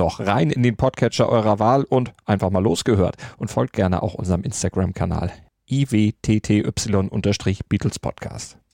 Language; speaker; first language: German; native; German